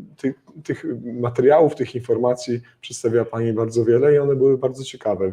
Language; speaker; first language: Polish; native; Polish